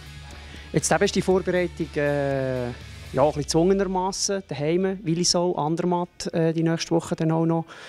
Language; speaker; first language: German; native; German